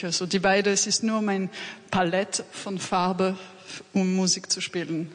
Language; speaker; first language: German; non-native, learner; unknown